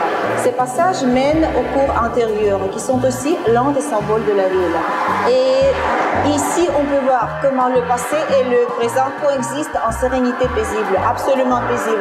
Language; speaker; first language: French; non-native, fluent; Russian